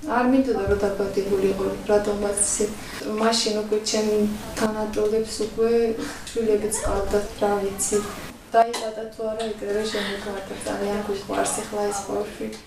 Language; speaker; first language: Georgian; non-native, local second language; Azerbaijani